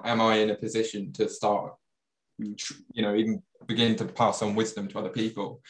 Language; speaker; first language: English; native; English